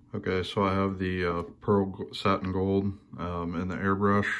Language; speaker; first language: English; native; English